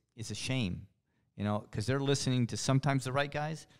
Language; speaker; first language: English; native; English